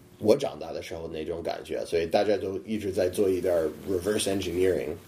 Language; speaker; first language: Chinese; non-native, fluent; English